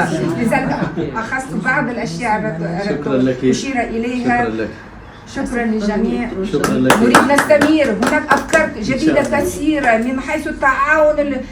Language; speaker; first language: Arabic; non-native, fluent; Kazakh